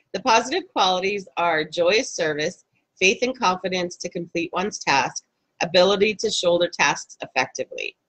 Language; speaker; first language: English; native; English